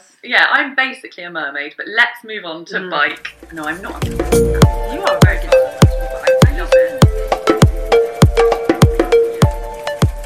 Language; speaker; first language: English; native; English